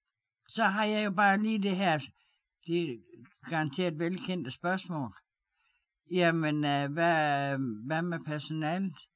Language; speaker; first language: Danish; native; Danish